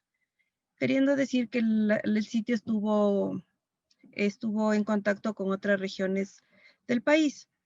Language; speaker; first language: Spanish; native; Spanish